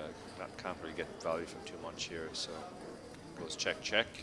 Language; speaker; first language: English; native; English